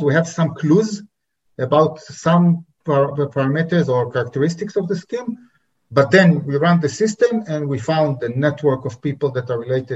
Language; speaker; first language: English; non-native, fluent; Hebrew